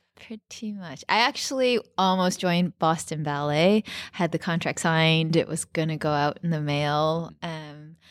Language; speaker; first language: English; native; English